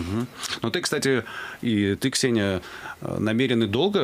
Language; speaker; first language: Russian; native; Russian